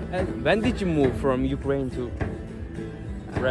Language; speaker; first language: English; non-native, learner; Turkish